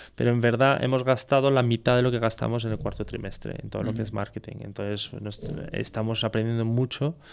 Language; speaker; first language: Spanish; non-native, fluent; French